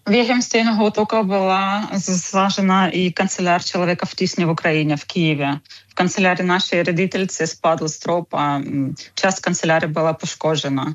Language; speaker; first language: Czech; non-native, fluent; Ukrainian